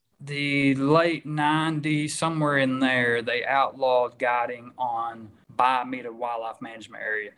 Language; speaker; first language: English; native; English